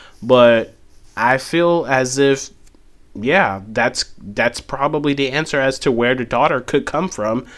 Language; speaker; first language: English; native; English